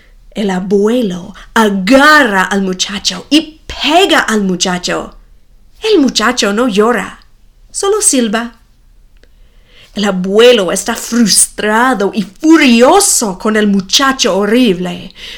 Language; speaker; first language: Spanish; non-native, fluent; English